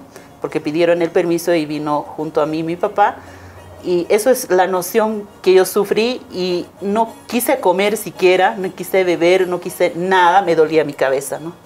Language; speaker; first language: Spanish; non-native, local second language; Aymara